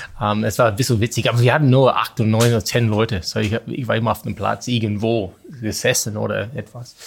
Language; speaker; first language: German; non-native, learner; English